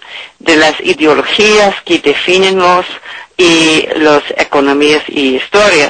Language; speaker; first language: Spanish; non-native, learner; English